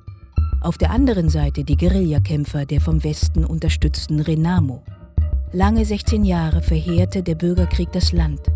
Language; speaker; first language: German; native; German